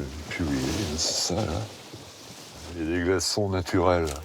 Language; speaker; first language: French; native; French